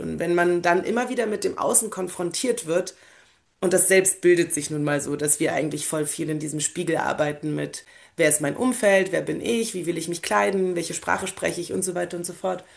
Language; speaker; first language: German; early bilingual, other home language; Polish